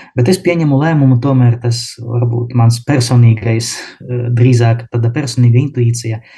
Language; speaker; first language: Latvian; non-native, local second language; Russian